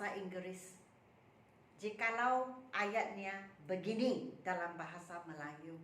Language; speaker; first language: Malay; non-native, local second language; Min Nan Chinese